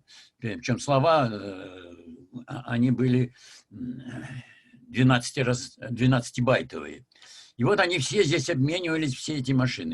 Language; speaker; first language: Russian; native; Russian